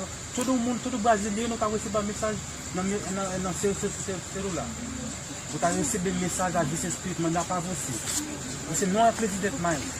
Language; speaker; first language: Portuguese; non-native, learner; Haitian Creole